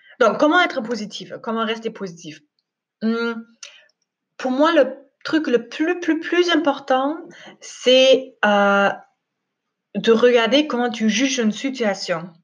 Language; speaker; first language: French; non-native, fluent; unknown